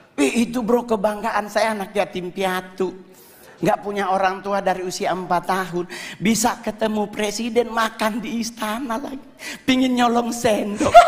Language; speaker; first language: Indonesian; native; Indonesian